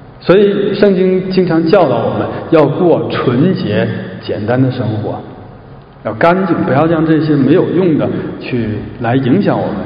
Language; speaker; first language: Chinese; native; Chinese